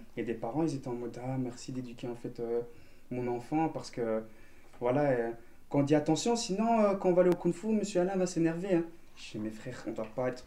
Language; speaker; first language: French; native; French